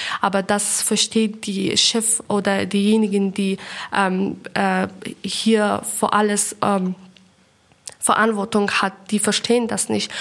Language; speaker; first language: German; non-native, learner; Persian